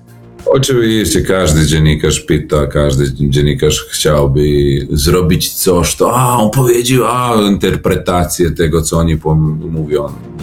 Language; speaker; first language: Polish; non-native, learner; Serbian